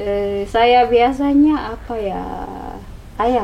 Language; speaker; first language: Indonesian; non-native, learner; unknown